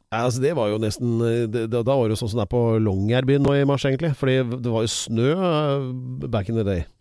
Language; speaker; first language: Norwegian; native; Norwegian